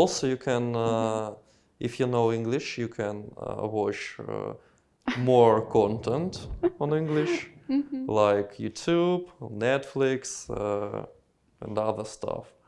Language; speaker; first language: English; non-native, learner; Russian